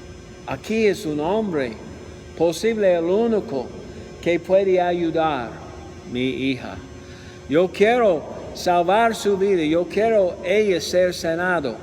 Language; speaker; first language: Spanish; non-native, learner; English